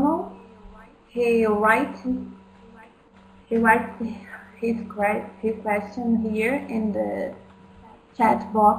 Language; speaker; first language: English; non-native, fluent; Portuguese